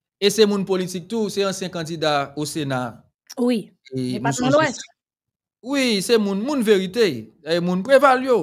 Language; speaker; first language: French; non-native, local second language; Haitian Creole